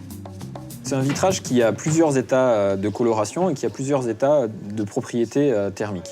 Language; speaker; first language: French; native; French